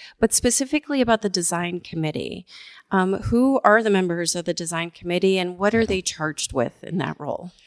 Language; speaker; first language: English; native; English